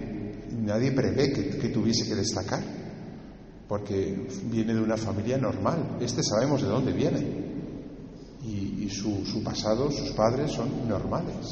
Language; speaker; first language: Spanish; native; Spanish